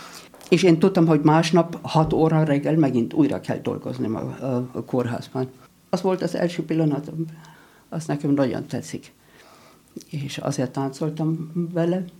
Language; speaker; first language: Hungarian; non-native, learner; German